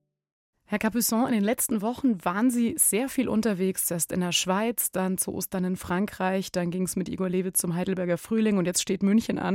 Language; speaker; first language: German; native; German